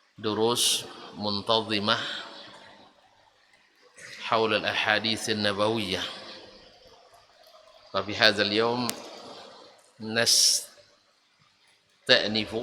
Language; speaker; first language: Arabic; non-native, fluent; Indonesian